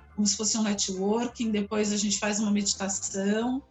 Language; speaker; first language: Portuguese; native; Portuguese